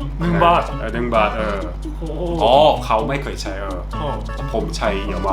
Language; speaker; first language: Thai; non-native, learner; Korean